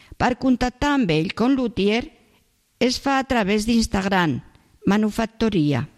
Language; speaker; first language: Catalan; non-native, local second language; Spanish